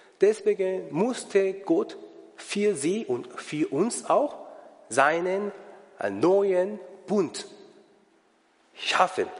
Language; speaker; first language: German; non-native, learner; Korean